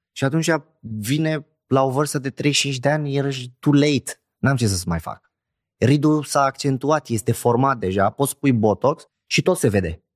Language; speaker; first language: Romanian; non-native, fluent; Arabic